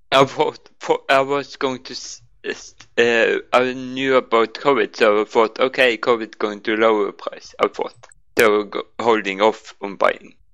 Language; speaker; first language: English; non-native, learner; Norwegian